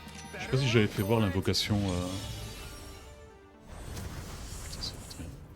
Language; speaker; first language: French; native; French